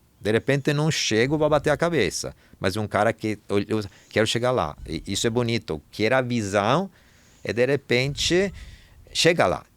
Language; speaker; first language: Portuguese; non-native, fluent; Italian